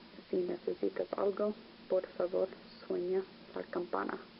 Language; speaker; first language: Spanish; non-native, learner; English